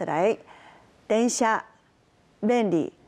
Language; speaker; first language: Japanese; non-native, fluent; Chinese